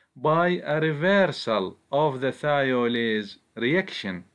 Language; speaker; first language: English; non-native, fluent; Arabic